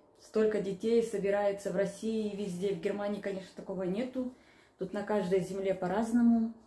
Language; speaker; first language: Russian; native; Russian